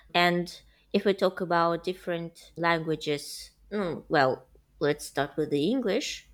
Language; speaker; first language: English; non-native, fluent; Russian